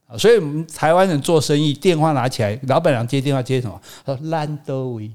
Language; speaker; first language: Chinese; native; Chinese